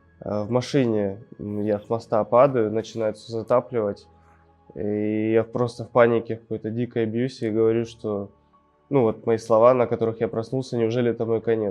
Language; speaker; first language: Russian; native; Russian